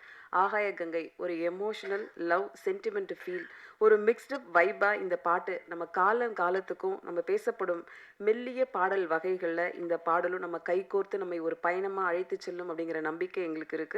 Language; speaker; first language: Tamil; native; Tamil